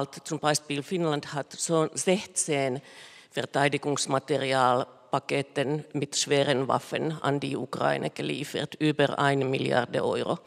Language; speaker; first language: German; non-native, fluent; Finnish